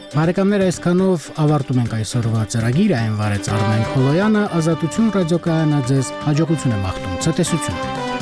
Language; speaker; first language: Armenian; native; Armenian